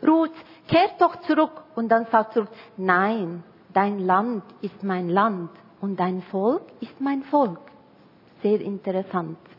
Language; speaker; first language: German; non-native, fluent; Arabic